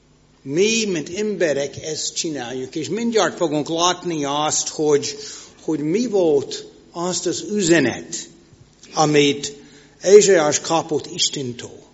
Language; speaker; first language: Hungarian; non-native, fluent; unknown